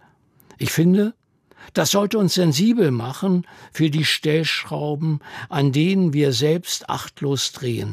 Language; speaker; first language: German; native; German